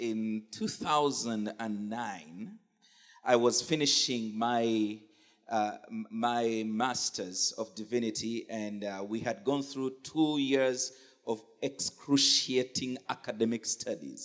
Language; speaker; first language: English; non-native, local second language; Ganda